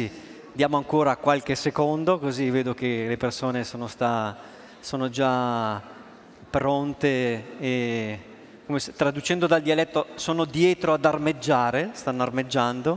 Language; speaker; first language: Italian; native; Italian